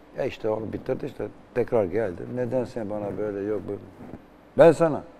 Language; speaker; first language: Turkish; non-native, fluent; Albanian